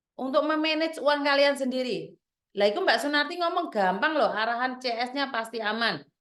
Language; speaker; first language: Indonesian; non-native, local second language; Javanese